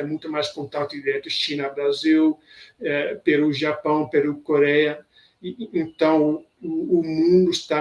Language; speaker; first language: Portuguese; non-native, fluent; Dutch